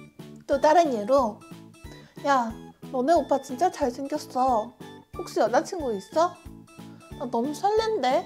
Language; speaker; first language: Korean; non-native, fluent; Chinese